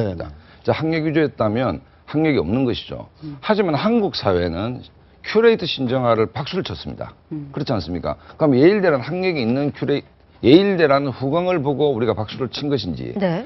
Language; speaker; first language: Korean; native; Korean